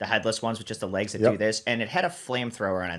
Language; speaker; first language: English; native; English